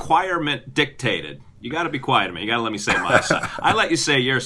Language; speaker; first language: English; native; English